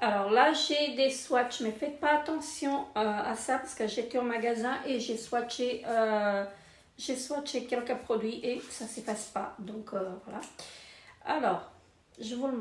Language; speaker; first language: French; native; French